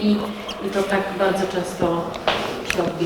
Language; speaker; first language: Polish; non-native, learner; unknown